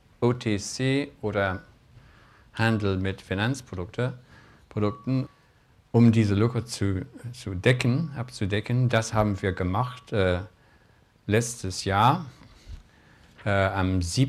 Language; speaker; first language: German; non-native, fluent; English